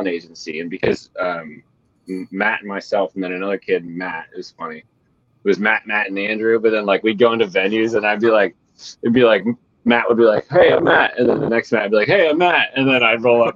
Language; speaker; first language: English; native; English